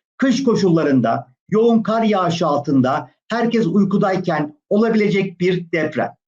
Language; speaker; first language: Turkish; native; Turkish